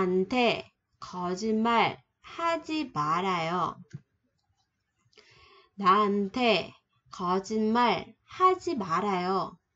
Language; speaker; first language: Korean; non-native, fluent; Vietnamese